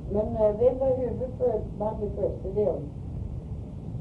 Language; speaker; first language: Swedish; early bilingual, heritage; Swedish